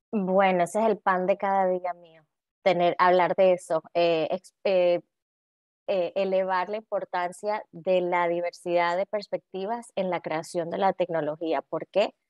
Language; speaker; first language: Spanish; native; Spanish